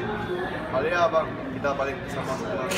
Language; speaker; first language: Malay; non-native, local second language; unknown